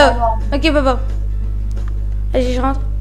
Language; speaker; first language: French; native; French